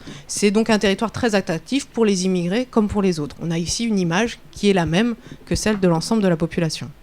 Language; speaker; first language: French; native; French